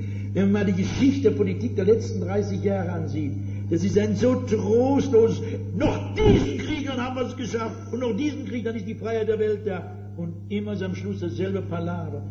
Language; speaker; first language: German; native; German